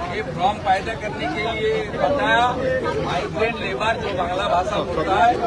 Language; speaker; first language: Hindi; non-native, local second language; Bangla